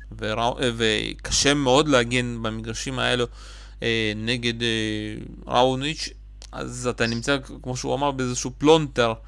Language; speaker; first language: Hebrew; early bilingual, other home language; Russian